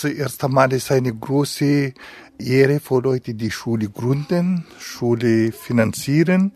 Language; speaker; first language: German; non-native, fluent; Pashto